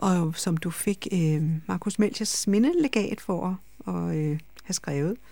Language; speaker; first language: Danish; native; Danish